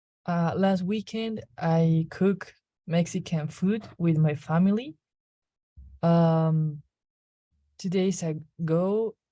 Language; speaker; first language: English; non-native, learner; Spanish